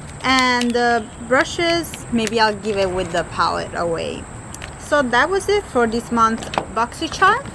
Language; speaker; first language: English; non-native, fluent; Italian